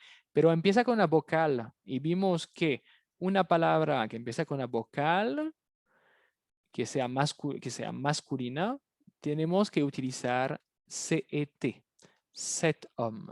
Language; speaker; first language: Spanish; native; Spanish